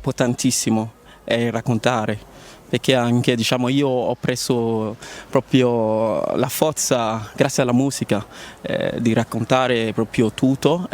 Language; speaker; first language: Italian; non-native, learner; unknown